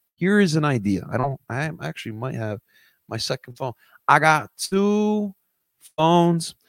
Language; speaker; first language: English; early bilingual, other home language; Spanish